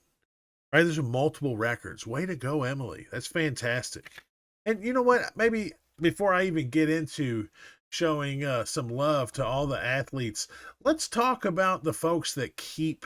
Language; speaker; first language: English; native; English